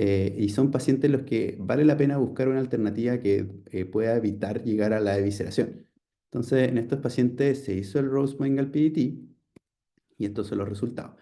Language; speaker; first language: Spanish; native; Spanish